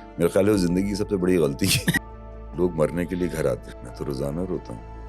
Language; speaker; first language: Urdu; native; Urdu